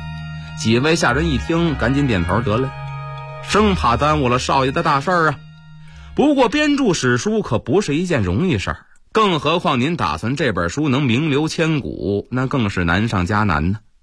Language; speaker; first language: Chinese; native; Chinese